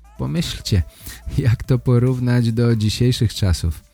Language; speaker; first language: Polish; native; Polish